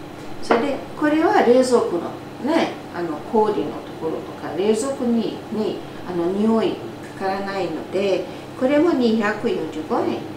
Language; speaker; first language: Japanese; non-native, fluent; Portuguese